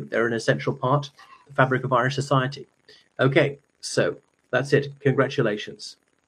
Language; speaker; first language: English; native; English